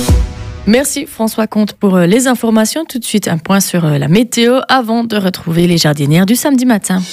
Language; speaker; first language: French; native; French